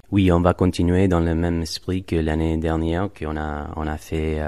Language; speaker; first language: French; non-native, fluent; Spanish